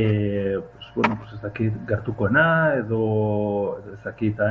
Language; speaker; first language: Basque; non-native, local second language; Spanish